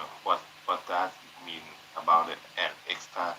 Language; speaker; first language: English; non-native, learner; Thai